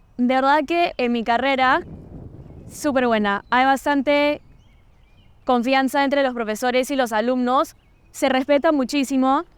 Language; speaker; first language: Spanish; non-native, fluent; Portuguese